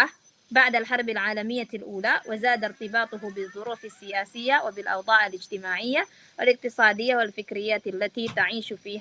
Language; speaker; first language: Arabic; non-native, fluent; Indonesian